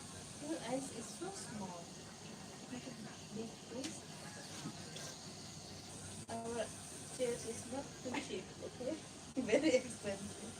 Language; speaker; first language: English; non-native, learner; Nepali